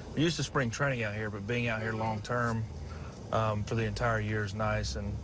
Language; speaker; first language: English; native; English